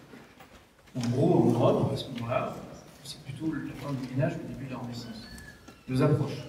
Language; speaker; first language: French; native; French